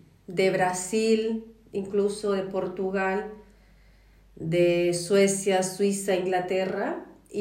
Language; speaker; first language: Spanish; non-native, fluent; Polish